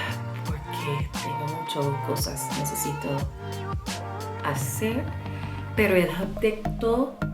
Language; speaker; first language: Spanish; non-native, learner; English